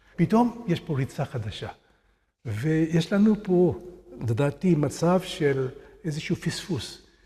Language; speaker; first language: Hebrew; non-native, fluent; Burmese